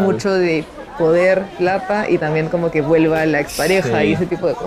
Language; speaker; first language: Spanish; native; Spanish